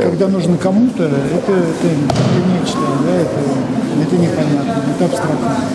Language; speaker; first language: Russian; native; Russian